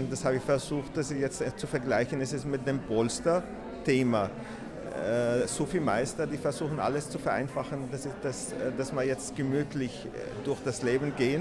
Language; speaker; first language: German; non-native, fluent; Arabic